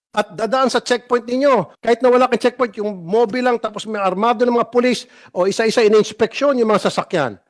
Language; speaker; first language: Filipino; native; Filipino